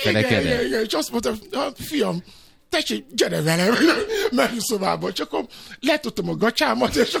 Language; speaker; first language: Hungarian; non-native, fluent; Yoruba